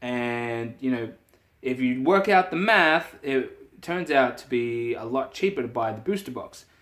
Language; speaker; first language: English; native; English